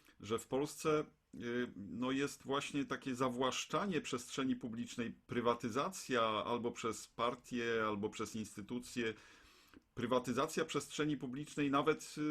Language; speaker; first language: Polish; native; Polish